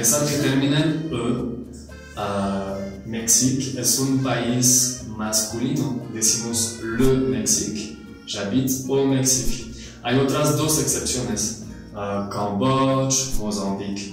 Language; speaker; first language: Spanish; non-native, fluent; French